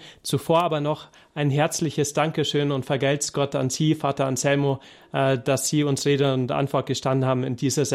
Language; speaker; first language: German; native; German